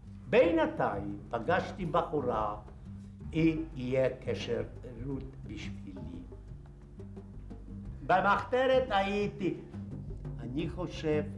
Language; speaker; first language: Hebrew; non-native, fluent; Polish